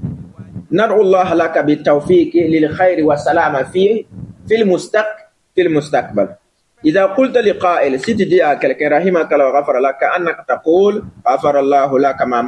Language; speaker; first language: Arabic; non-native, fluent; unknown